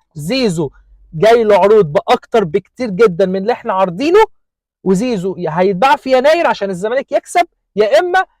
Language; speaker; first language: Arabic; native; Arabic